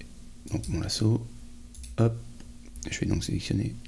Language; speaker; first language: French; native; French